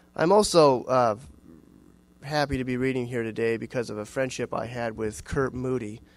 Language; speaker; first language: English; native; English